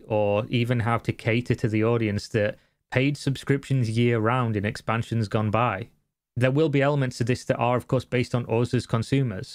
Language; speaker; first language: English; native; English